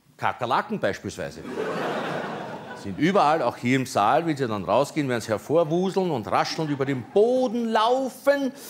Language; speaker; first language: German; non-native, local second language; Croatian